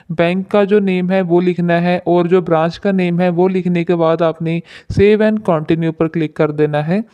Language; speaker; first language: Hindi; non-native, local second language; Punjabi